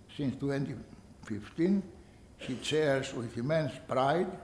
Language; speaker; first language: English; non-native, fluent; Greek